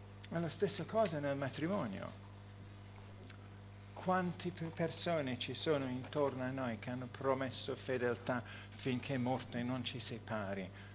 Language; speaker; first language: Italian; non-native, fluent; English